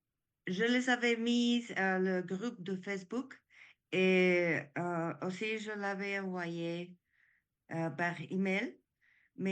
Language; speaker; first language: French; non-native, learner; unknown